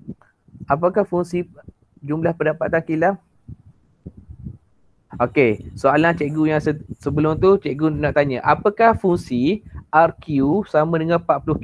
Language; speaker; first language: Malay; native; Malay